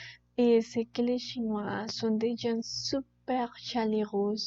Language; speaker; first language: French; non-native, learner; Spanish